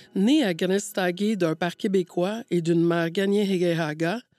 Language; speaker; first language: French; native; French